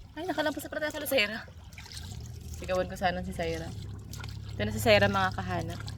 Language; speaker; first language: Filipino; native; Filipino